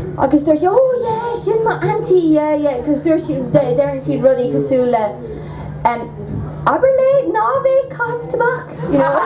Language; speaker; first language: Irish; non-native, local second language; English